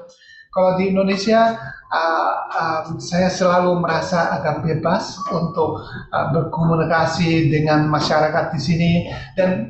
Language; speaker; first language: Indonesian; non-native, fluent; English